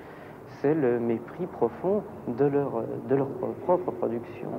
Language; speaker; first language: French; native; French